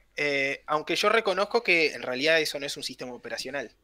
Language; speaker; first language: Spanish; native; Spanish